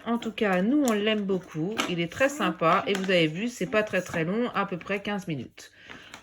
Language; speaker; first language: French; native; French